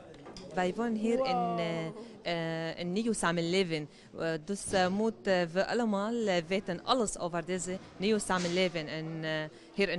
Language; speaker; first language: Dutch; non-native, learner; Arabic